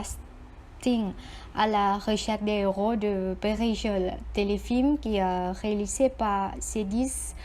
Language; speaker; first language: French; non-native, learner; Thai